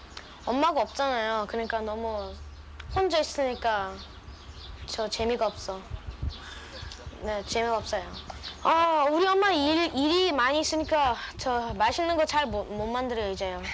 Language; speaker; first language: Korean; early bilingual, heritage; Korean